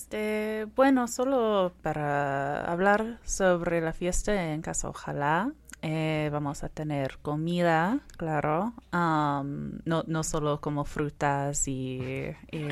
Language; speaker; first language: Spanish; non-native, learner; Persian